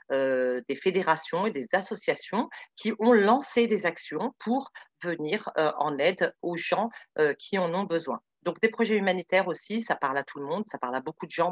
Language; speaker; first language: French; native; French